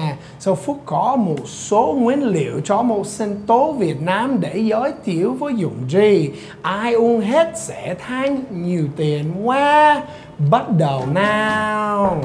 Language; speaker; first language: Vietnamese; non-native, fluent; English